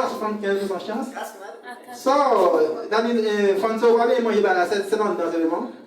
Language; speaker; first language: French; non-native, learner; Haitian Creole